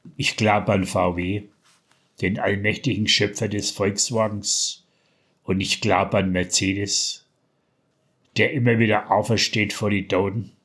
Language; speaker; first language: German; native; German